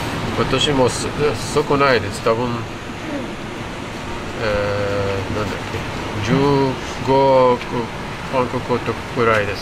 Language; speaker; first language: Japanese; non-native, learner; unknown